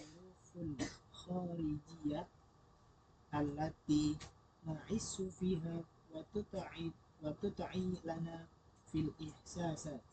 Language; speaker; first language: Arabic; non-native, learner; Indonesian